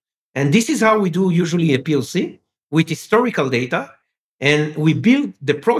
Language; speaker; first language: English; non-native, fluent; French